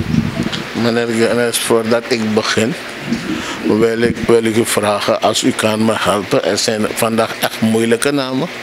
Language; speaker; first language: Dutch; non-native, local second language; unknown